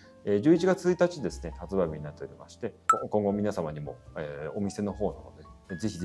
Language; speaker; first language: Japanese; native; Japanese